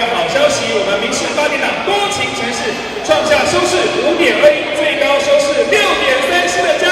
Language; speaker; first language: Chinese; native; Chinese